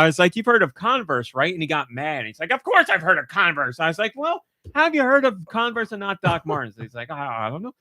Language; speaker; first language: English; native; English